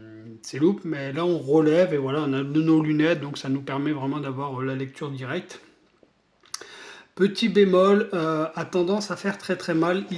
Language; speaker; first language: French; native; French